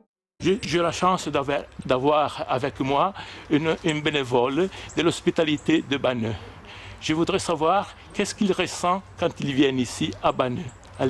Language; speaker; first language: French; native; French